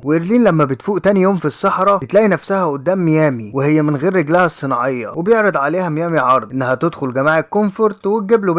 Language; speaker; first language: Arabic; native; Arabic